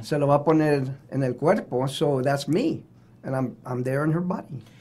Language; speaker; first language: English; native; English